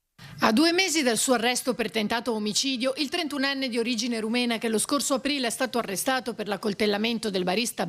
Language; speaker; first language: Italian; native; Italian